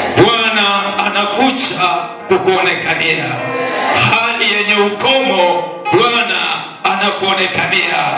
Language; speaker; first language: Swahili; non-native, local second language; Luyia